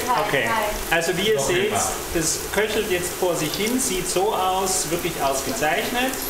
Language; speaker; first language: German; native; German